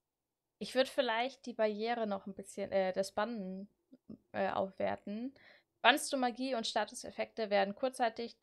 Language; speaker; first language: German; native; German